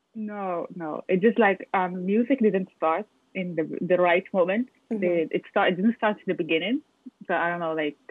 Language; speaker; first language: English; non-native, fluent; Arabic